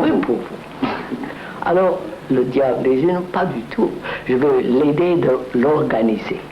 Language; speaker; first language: French; non-native, learner; Telugu